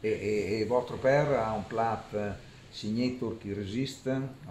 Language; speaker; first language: French; non-native, fluent; Italian